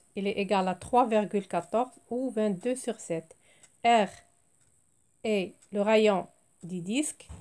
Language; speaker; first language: French; non-native, local second language; Arabic